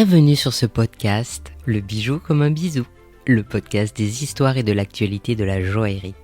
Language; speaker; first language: French; native; French